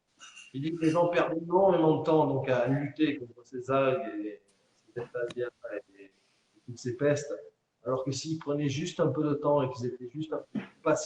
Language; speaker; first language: French; native; French